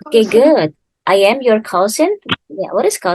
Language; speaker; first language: English; non-native, fluent; Indonesian